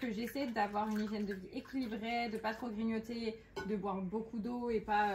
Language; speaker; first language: French; native; French